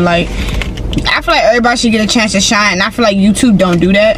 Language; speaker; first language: English; native; English